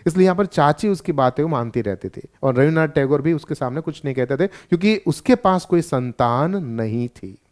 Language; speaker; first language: Hindi; non-native, local second language; Gujarati